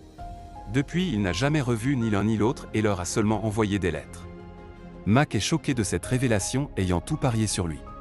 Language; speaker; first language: French; native; French